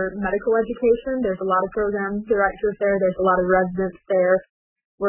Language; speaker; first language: English; native; English